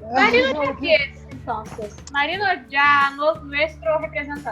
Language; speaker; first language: Spanish; non-native, learner; Portuguese